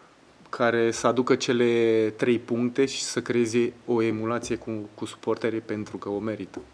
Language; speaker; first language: Romanian; non-native, fluent; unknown